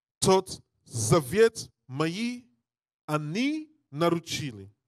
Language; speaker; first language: Russian; non-native, learner; English